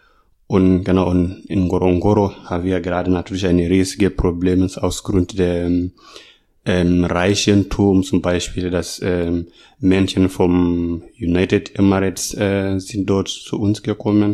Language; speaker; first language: German; non-native, fluent; Masai